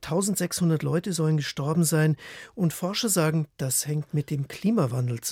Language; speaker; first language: German; native; German